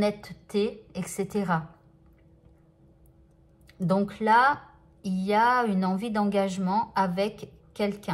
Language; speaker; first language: French; native; French